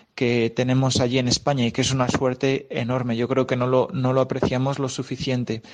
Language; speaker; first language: Spanish; native; Spanish